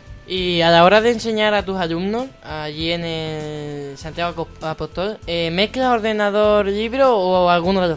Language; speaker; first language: Spanish; native; Spanish